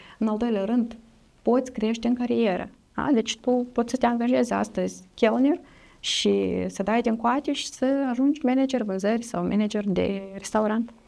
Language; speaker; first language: Romanian; native; Romanian